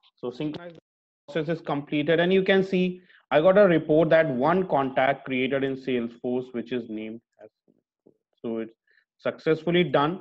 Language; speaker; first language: English; non-native, local second language; Hindi